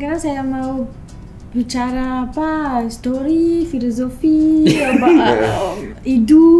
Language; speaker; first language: Indonesian; non-native, learner; French